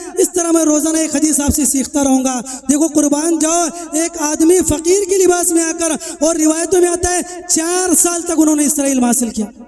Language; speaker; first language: Urdu; native; Urdu